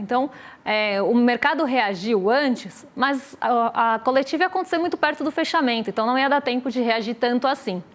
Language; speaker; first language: Portuguese; native; Portuguese